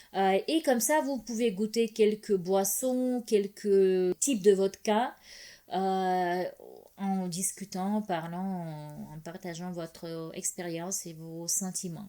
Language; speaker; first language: French; non-native, fluent; Russian